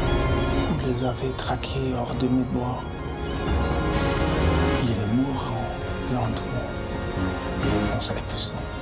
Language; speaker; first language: French; non-native, fluent; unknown